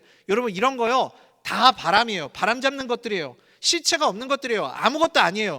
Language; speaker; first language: Korean; native; Korean